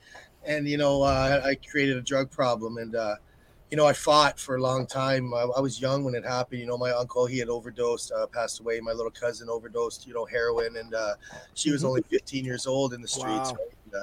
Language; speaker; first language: English; native; English